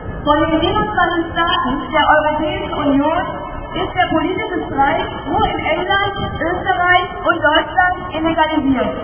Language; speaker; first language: German; native; German